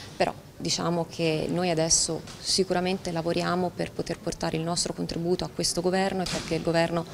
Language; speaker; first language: Italian; native; Italian